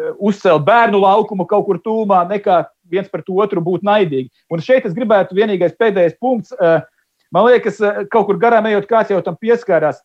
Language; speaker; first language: Latvian; native; Latvian